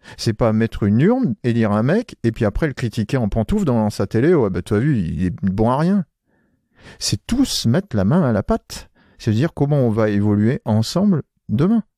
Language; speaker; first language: French; native; French